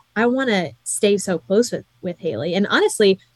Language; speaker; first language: English; native; English